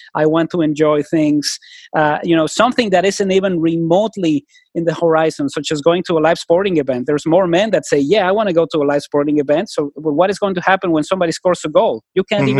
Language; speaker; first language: English; non-native, fluent; Spanish